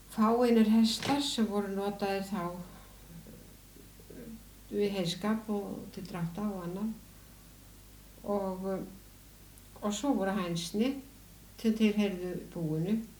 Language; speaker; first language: Icelandic; native; Icelandic